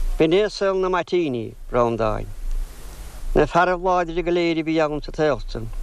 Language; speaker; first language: Irish; native; Irish